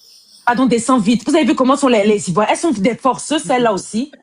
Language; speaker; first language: French; native; French